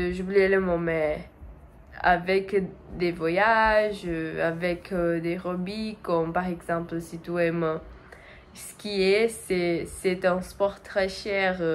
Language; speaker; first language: French; non-native, learner; Portuguese